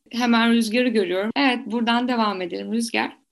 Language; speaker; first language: Turkish; native; Turkish